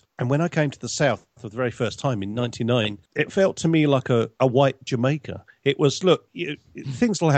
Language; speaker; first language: English; native; English